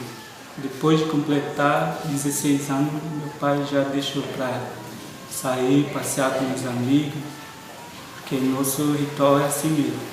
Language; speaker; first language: Portuguese; non-native, local second language; Guarani